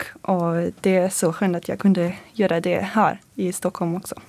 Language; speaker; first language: Swedish; non-native, fluent; French